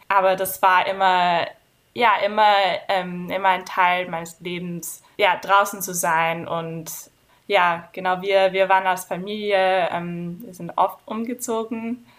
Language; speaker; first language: German; non-native, fluent; English